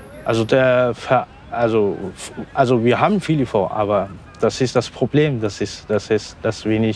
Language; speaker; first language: German; non-native, learner; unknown